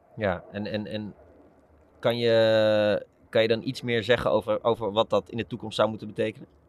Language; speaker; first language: Dutch; native; Dutch